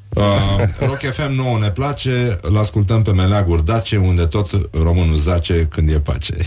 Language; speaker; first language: Romanian; native; Romanian